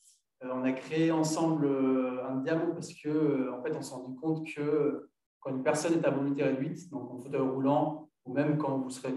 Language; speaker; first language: French; native; French